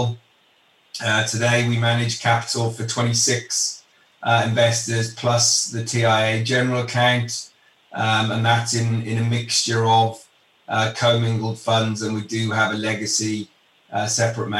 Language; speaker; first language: English; native; English